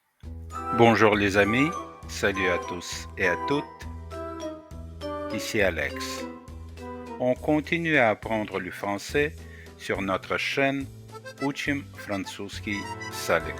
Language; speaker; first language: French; non-native, fluent; Russian